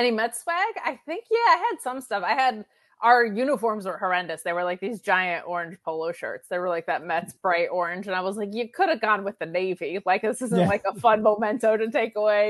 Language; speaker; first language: English; native; English